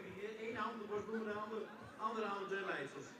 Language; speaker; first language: Dutch; native; Dutch